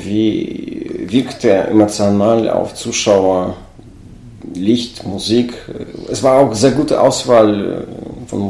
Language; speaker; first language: German; non-native, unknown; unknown